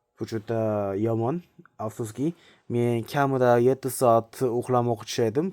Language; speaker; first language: Uzbek; non-native, learner; Korean